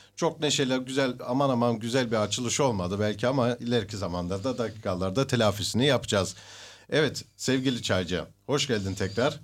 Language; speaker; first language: Turkish; early bilingual, heritage; Turkish